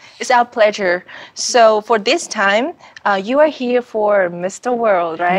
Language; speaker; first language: English; non-native, fluent; Vietnamese